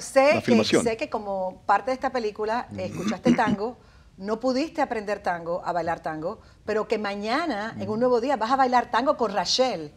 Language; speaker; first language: Spanish; native; Spanish